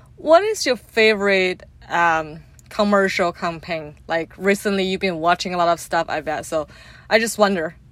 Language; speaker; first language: English; non-native, fluent; Chinese